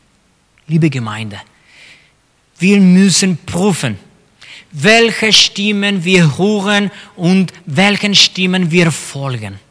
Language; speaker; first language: German; non-native, fluent; Spanish